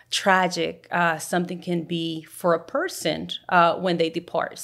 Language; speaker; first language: English; native; English